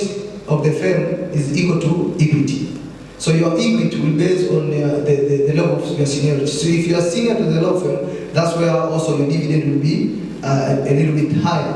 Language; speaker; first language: English; non-native, local second language; Swahili